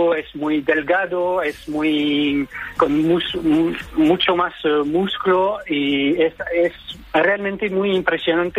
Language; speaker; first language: Spanish; non-native, fluent; French